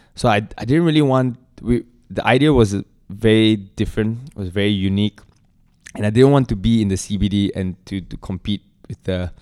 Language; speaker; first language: English; native; English